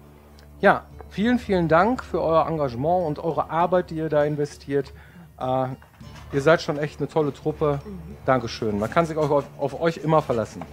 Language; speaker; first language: German; native; German